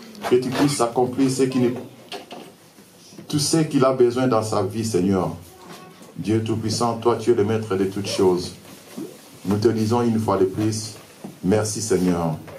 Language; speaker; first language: French; non-native, local second language; Lingala